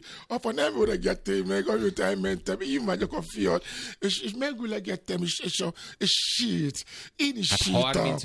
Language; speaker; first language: Hungarian; non-native, learner; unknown